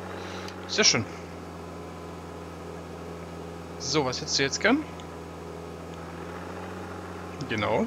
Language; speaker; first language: German; native; German